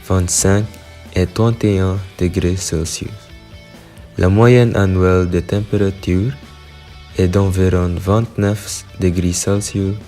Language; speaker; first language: French; non-native, learner; Filipino